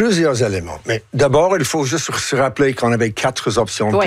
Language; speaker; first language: French; non-native, local second language; English